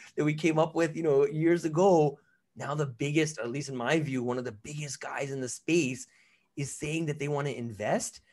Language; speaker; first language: English; native; English